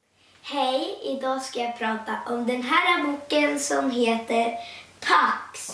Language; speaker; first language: Swedish; early bilingual, other home language; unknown